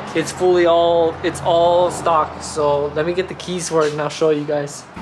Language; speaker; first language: English; early bilingual, other home language; Spanish